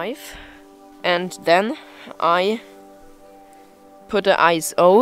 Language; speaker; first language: English; non-native, fluent; German